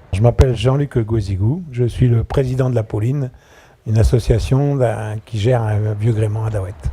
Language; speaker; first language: French; native; French